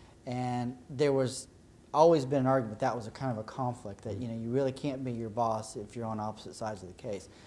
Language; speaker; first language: English; native; English